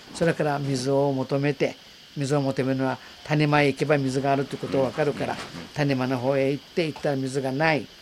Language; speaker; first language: Japanese; native; Japanese